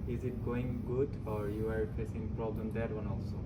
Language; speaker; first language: English; non-native, local second language; Bangla